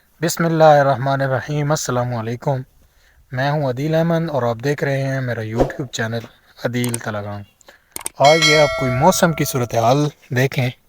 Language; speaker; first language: Urdu; non-native, local second language; Punjabi